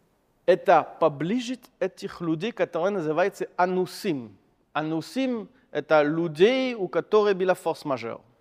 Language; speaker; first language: Russian; non-native, fluent; French